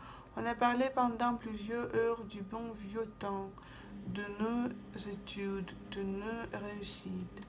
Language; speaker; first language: French; non-native, fluent; Russian